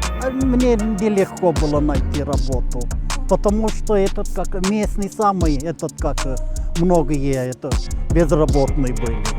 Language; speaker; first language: Russian; non-native, local second language; Turkmen